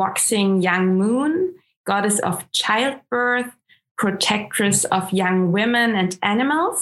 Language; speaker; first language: English; non-native, fluent; German